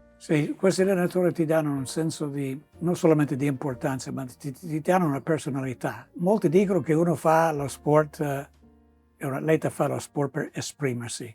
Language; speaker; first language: Italian; non-native, fluent; English